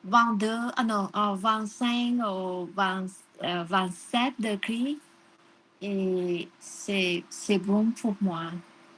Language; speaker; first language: French; non-native, learner; Vietnamese